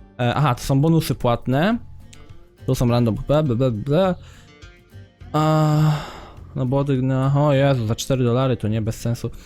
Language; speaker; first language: Polish; native; Polish